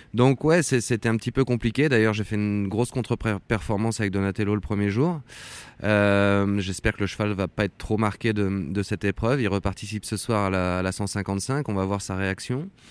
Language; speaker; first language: French; native; French